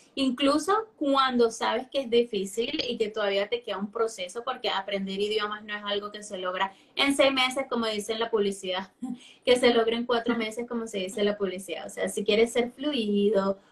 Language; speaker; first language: Spanish; native; Spanish